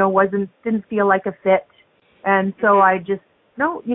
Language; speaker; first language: English; native; English